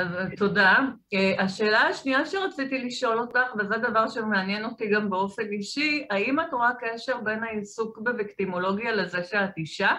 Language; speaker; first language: Hebrew; native; Hebrew